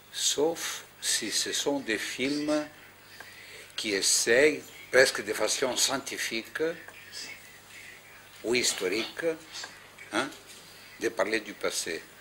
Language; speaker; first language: French; non-native, fluent; Greek